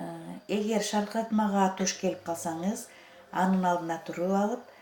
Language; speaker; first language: Kyrgyz; native; Kyrgyz